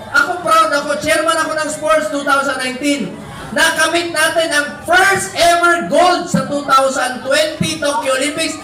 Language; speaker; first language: Filipino; non-native, local second language; Cebuano